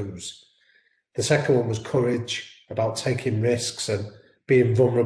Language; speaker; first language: English; native; English